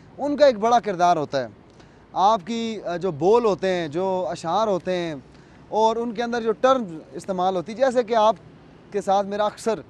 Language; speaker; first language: Urdu; non-native, local second language; Pahari-Potwari